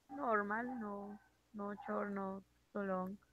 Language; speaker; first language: English; non-native, learner; Spanish